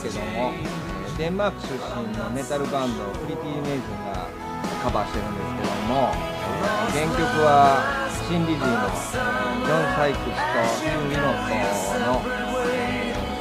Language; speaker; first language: Japanese; native; Japanese